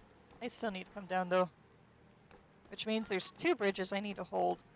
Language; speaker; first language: English; native; English